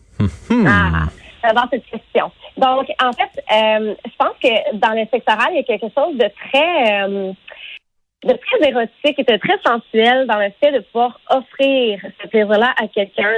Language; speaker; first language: French; native; French